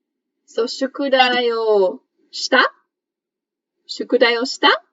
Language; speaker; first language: Japanese; non-native, fluent; English